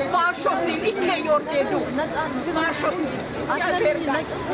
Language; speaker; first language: Norwegian; non-native, fluent; Amharic